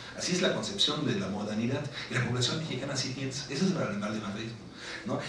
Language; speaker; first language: Spanish; non-native, fluent; German